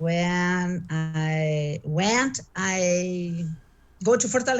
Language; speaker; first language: English; non-native, learner; Portuguese